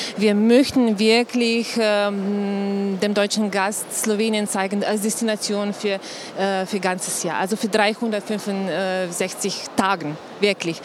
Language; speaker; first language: German; non-native, fluent; Slovenian